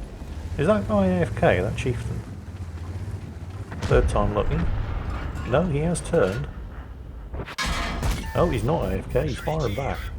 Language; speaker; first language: English; native; English